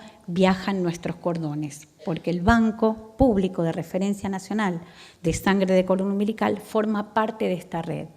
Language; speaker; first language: Spanish; native; Spanish